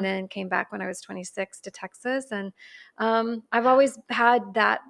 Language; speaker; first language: English; native; English